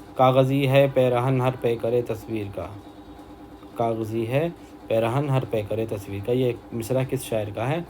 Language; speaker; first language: Urdu; native; Urdu